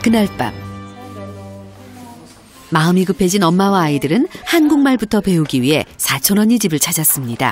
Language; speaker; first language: Korean; native; Korean